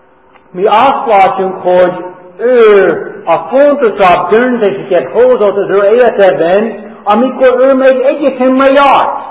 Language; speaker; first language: Hungarian; non-native, learner; English